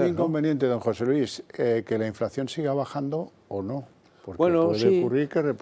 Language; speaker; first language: Spanish; native; Spanish